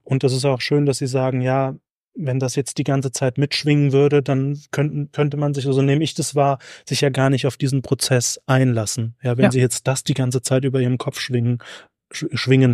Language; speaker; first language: German; native; German